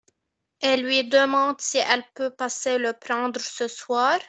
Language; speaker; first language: French; non-native, learner; Arabic